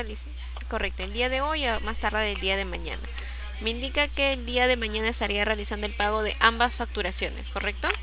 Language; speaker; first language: Spanish; native; Spanish